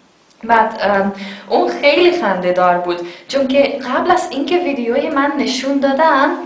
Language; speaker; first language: Persian; non-native, fluent; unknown